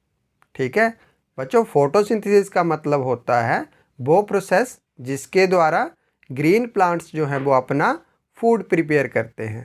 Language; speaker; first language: Hindi; native; Hindi